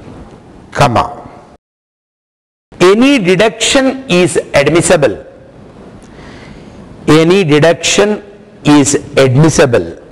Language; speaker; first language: English; non-native, local second language; Hindi